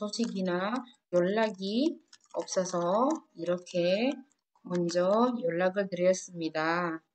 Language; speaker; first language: Korean; non-native, fluent; Indonesian